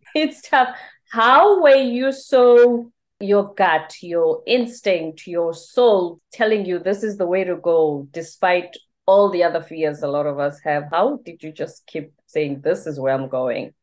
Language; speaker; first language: English; non-native, local second language; Zulu